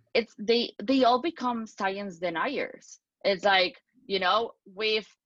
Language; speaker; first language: English; non-native, fluent; Spanish